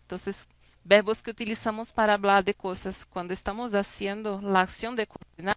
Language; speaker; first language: Spanish; non-native, fluent; Portuguese